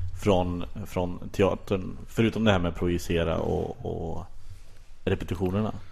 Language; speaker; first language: Swedish; native; Swedish